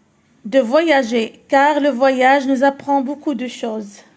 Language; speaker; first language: French; non-native, local second language; Arabic